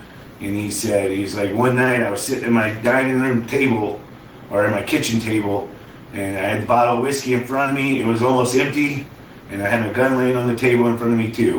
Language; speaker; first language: English; native; English